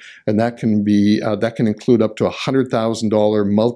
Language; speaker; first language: English; native; English